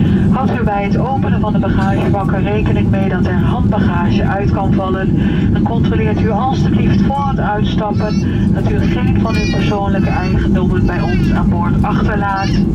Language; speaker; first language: Dutch; native; Dutch